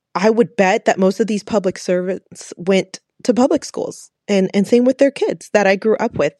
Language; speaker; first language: English; native; English